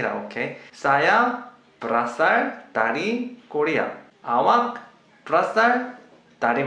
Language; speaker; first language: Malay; non-native, learner; Korean